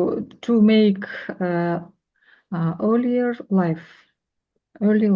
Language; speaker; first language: English; non-native, learner; Russian